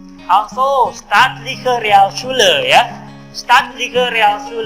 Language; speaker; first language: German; non-native, fluent; Indonesian